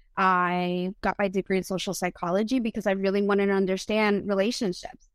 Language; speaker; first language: English; early bilingual, other home language; Spanish